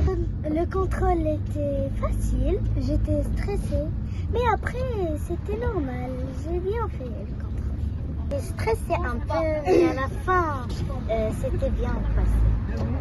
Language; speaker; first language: French; non-native, local second language; Arabic